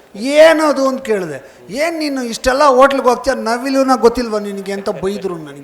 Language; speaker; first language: Kannada; native; Kannada